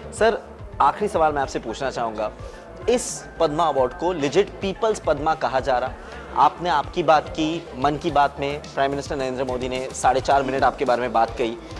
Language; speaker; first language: Hindi; native; Hindi